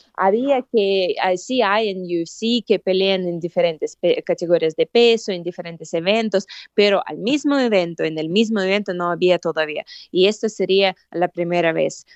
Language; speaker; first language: Spanish; non-native, fluent; Russian